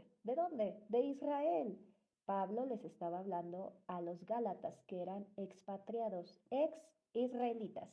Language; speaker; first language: Spanish; native; Spanish